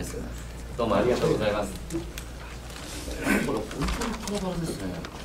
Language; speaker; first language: Japanese; native; Japanese